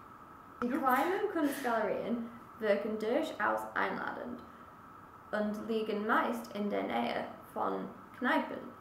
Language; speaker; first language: German; non-native, learner; English